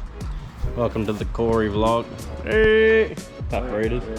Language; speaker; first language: English; native; English